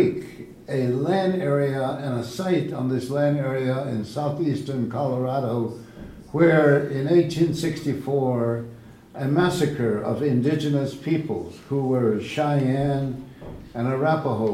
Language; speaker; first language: English; early bilingual, other home language; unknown